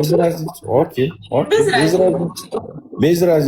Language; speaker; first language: Russian; non-native, learner; Uzbek